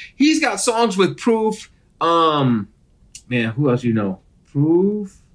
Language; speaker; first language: English; native; English